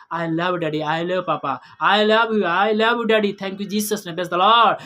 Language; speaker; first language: Hindi; non-native, local second language; Bangla